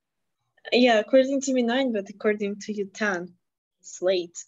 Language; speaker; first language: English; non-native, fluent; Ukrainian